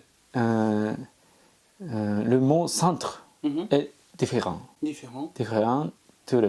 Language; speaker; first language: French; non-native, learner; Japanese